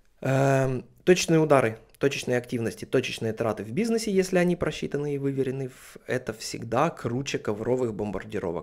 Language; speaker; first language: Russian; native; Russian